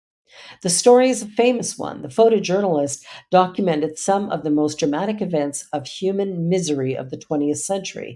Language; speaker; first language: English; native; English